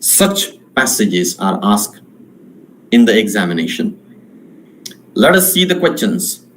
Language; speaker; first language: English; non-native, local second language; Marathi